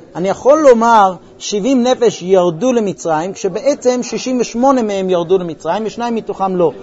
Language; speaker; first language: Hebrew; early bilingual, heritage; Hebrew